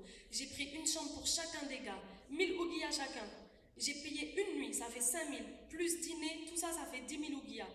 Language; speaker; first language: French; non-native, local second language; Wolof